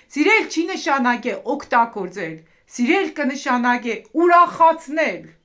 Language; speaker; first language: Armenian; native; Armenian